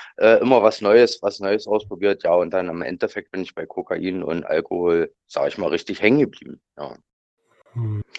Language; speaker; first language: German; native; German